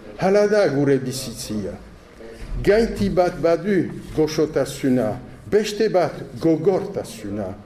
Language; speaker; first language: Basque; native; Basque